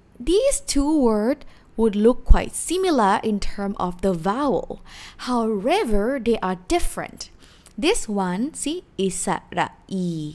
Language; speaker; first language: English; non-native, fluent; Thai